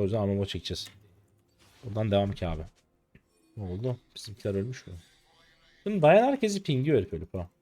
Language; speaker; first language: Turkish; native; Turkish